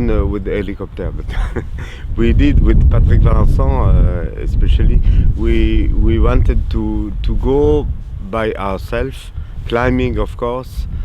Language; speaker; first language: English; non-native, learner; French